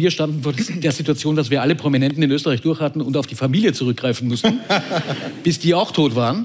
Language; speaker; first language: German; native; German